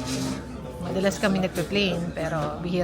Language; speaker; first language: Filipino; native; Filipino